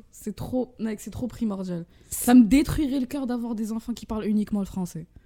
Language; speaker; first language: French; early bilingual, other home language; Arabic